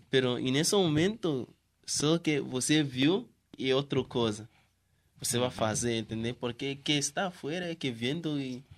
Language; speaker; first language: Portuguese; non-native, learner; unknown